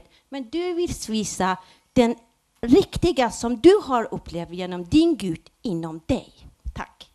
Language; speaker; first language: Swedish; non-native, local second language; Persian